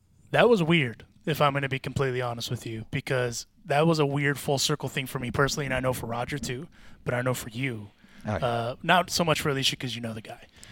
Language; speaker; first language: English; early bilingual, other home language; Spanish